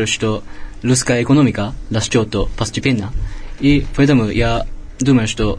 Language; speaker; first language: Russian; non-native, learner; Japanese